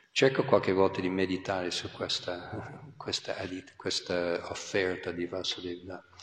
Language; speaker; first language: Italian; non-native, fluent; English